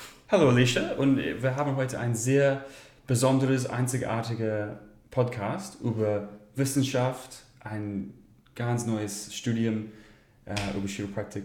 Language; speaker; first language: German; non-native, learner; English